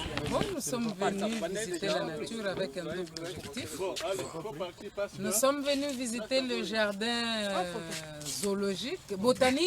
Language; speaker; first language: French; non-native, local second language; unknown